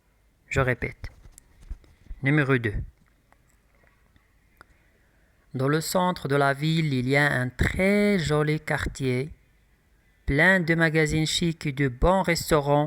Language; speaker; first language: French; non-native, local second language; Arabic